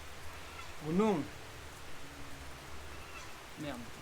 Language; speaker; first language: Indonesian; non-native, fluent; French